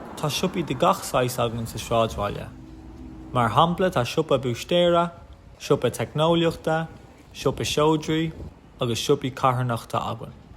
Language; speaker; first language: Irish; non-native, local second language; English